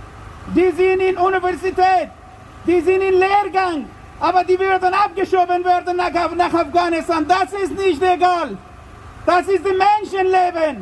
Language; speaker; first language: German; non-native, learner; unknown